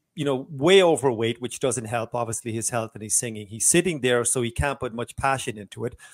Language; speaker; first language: English; native; English